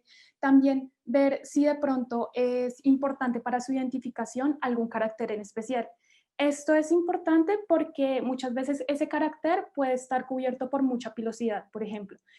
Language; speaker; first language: Spanish; native; Spanish